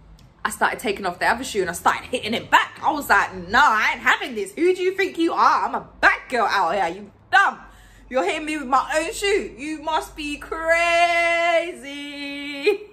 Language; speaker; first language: English; native; English